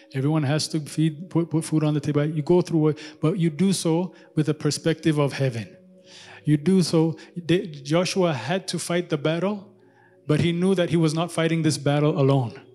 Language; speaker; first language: English; non-native, local second language; Amharic